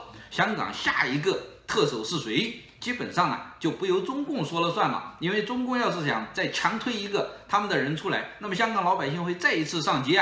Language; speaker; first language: Chinese; native; Chinese